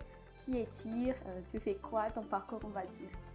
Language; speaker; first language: French; non-native, local second language; Malagasy